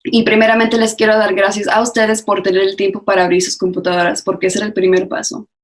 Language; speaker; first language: Spanish; early bilingual, other home language; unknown